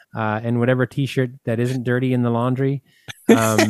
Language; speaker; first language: English; native; English